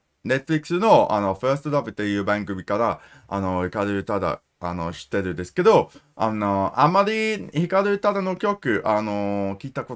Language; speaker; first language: Japanese; non-native, learner; English